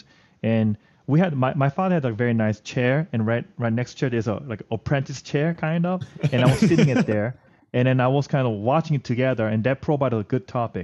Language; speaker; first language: English; non-native, fluent; Korean